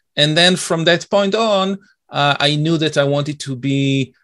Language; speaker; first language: English; non-native, fluent; Hebrew